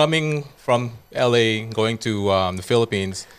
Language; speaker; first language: English; non-native, local second language; Cebuano